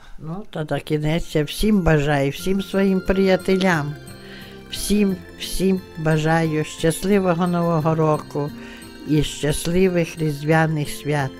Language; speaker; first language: Ukrainian; native; Ukrainian